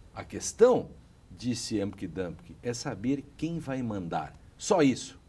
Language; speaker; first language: Portuguese; native; Portuguese